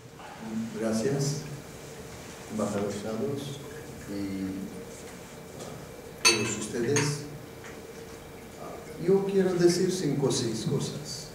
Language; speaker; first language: Spanish; non-native, fluent; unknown